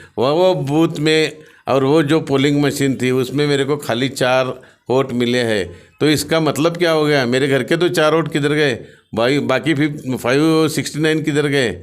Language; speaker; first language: Hindi; non-native, local second language; Marathi